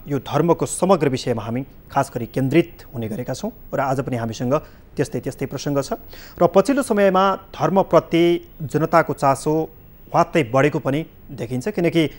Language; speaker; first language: Nepali; native; Nepali